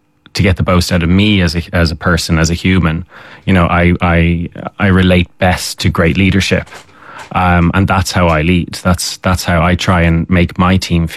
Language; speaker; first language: English; native; English